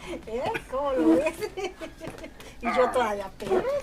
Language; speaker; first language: Spanish; native; Spanish